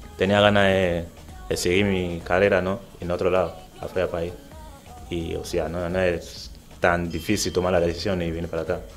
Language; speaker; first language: Spanish; non-native, fluent; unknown